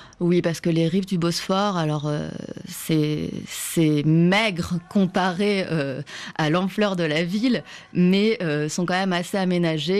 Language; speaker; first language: French; native; French